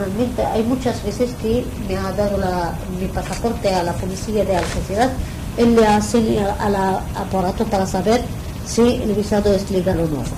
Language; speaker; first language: Spanish; non-native, learner; Arabic